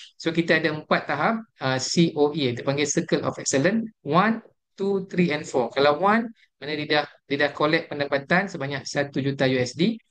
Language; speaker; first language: Malay; native; Malay